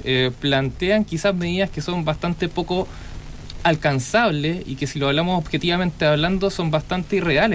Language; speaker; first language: Spanish; native; Spanish